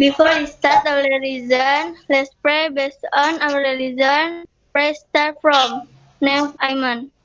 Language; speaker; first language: English; non-native, learner; Indonesian